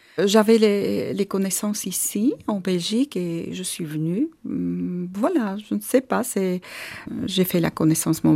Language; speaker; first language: French; non-native, learner; Armenian